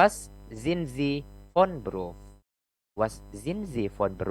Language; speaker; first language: German; non-native, fluent; Indonesian